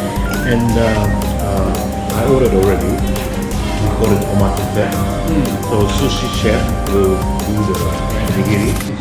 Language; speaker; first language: English; non-native, fluent; Khmer